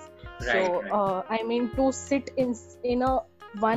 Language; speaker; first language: English; non-native, local second language; Hindi